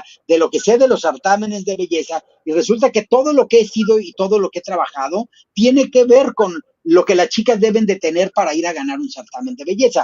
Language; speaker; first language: Spanish; native; Spanish